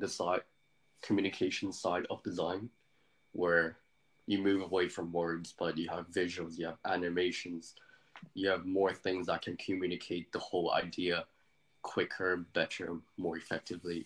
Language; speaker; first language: English; native; English